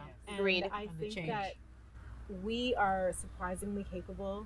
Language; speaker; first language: English; native; English